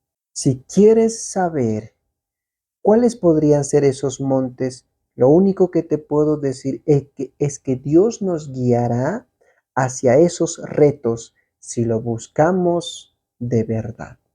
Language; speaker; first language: Spanish; native; Spanish